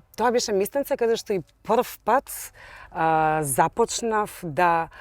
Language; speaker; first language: Macedonian; native; Macedonian